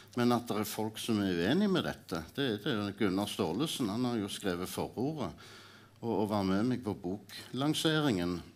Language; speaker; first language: Norwegian; native; Norwegian